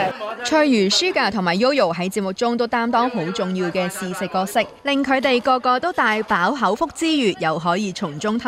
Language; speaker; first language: Chinese; native; Chinese